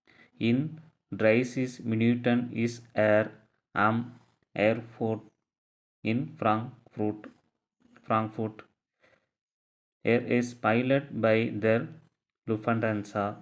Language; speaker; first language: German; non-native, learner; Tamil